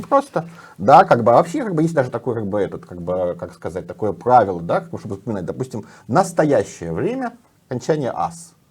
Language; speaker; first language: Russian; native; Russian